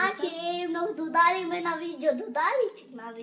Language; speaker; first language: Albanian; early bilingual, heritage; Albanian